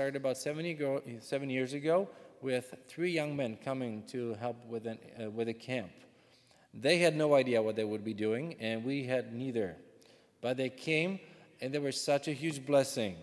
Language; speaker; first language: English; non-native, fluent; Czech